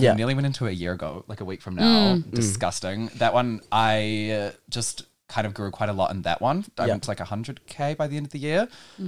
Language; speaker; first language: English; native; English